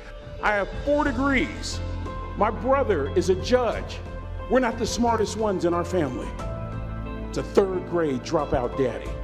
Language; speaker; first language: English; native; English